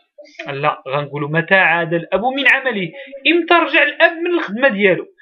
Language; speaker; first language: Arabic; native; Arabic